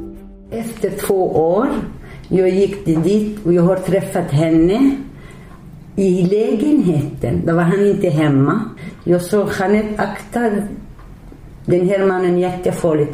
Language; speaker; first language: Swedish; non-native, learner; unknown